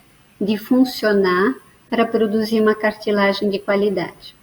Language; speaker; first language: Portuguese; native; Portuguese